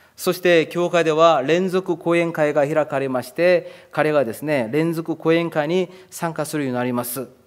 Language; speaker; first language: Japanese; non-native, fluent; Korean